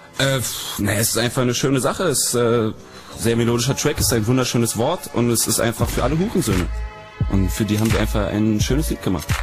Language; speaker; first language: German; non-native, fluent; French